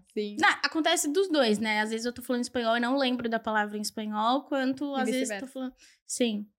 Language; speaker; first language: Portuguese; early bilingual, other home language; Spanish